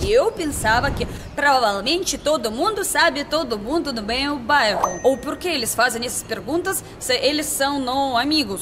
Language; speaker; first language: Portuguese; non-native, learner; Russian